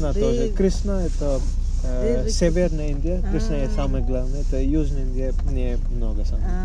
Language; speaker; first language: Russian; non-native, learner; Tamil